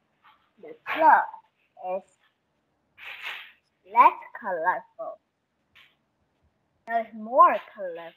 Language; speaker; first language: English; non-native, learner; Korean